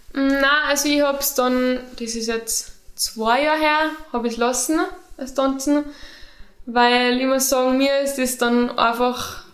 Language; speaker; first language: German; native; German